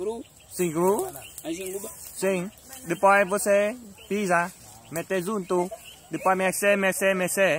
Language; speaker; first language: Portuguese; non-native, learner; Vietnamese